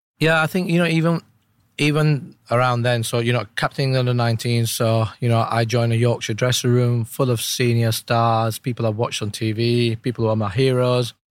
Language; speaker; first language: English; early bilingual, other home language; Urdu